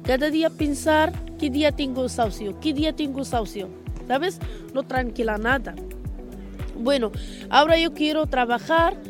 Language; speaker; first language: Spanish; non-native, learner; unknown